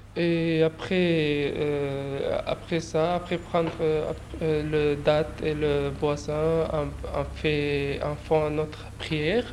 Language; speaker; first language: French; non-native, learner; Urdu